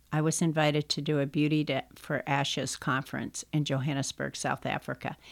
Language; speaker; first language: English; native; English